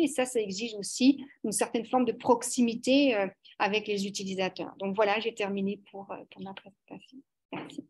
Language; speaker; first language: French; native; French